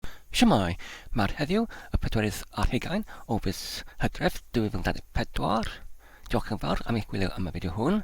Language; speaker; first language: Welsh; non-native, learner; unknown